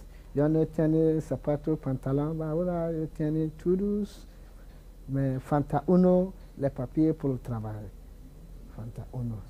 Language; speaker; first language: Spanish; non-native, learner; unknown